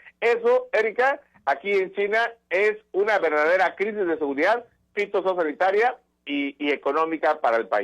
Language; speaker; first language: Spanish; native; Spanish